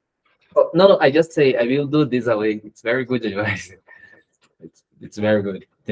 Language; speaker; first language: English; non-native, learner; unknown